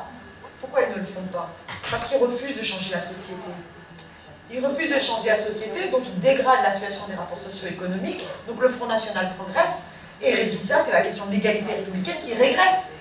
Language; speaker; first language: French; native; French